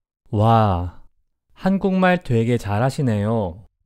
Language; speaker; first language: Korean; native; Korean